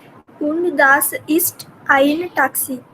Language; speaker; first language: German; non-native, learner; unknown